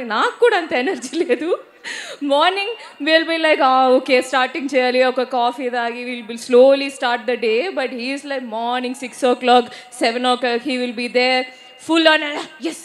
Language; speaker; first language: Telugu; non-native, fluent; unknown